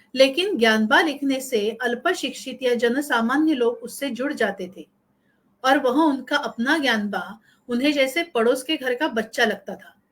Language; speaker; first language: Hindi; non-native, local second language; Marathi